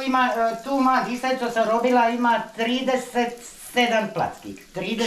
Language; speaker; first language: Polish; non-native, learner; Croatian